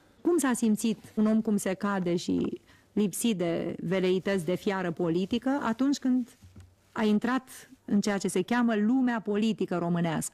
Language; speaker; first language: Romanian; native; Romanian